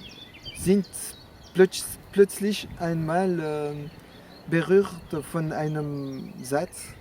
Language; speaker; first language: German; non-native, fluent; French